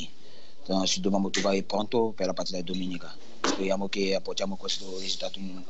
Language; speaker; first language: Italian; non-native, learner; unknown